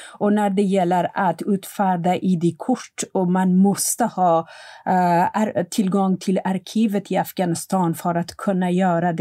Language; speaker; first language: Swedish; non-native, fluent; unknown